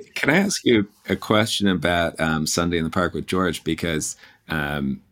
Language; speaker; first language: English; native; English